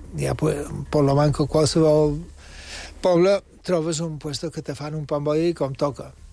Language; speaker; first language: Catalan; non-native, local second language; English